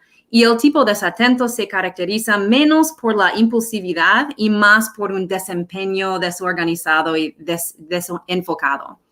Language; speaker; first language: Spanish; non-native, fluent; English